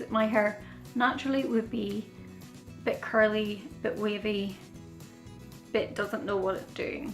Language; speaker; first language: English; native; English